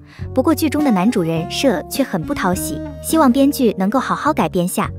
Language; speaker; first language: Chinese; native; Chinese